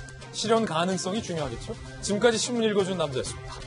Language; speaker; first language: Korean; native; Korean